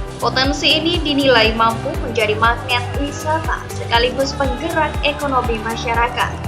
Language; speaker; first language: Indonesian; native; Indonesian